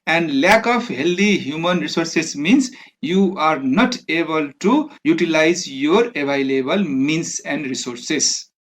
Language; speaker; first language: English; non-native, local second language; Nepali